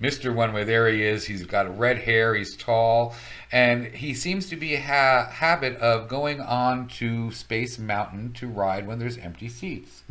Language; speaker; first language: English; native; English